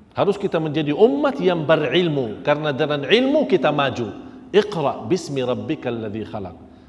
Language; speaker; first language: Malay; non-native, fluent; Arabic